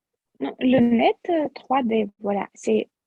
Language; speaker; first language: French; non-native, fluent; Russian